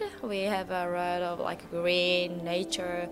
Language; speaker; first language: English; non-native, fluent; Japanese